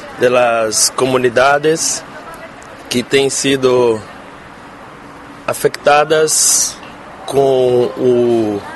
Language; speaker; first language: Spanish; non-native, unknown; Portuguese